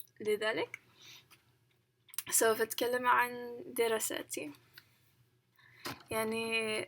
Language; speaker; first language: Arabic; non-native, learner; English